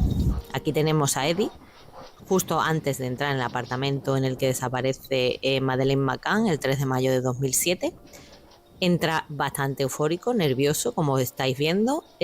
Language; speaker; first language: Spanish; native; Spanish